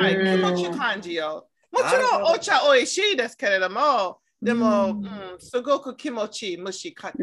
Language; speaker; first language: Japanese; non-native, learner; English